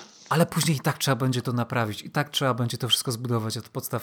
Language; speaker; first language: Polish; native; Polish